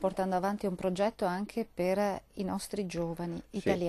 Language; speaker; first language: Italian; native; Italian